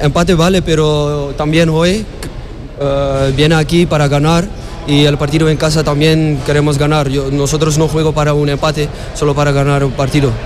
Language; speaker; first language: Spanish; non-native, fluent; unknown